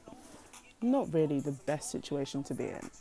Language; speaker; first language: English; native; English